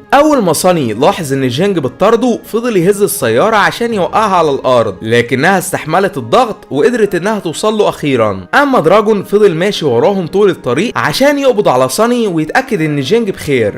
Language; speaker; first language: Arabic; native; Arabic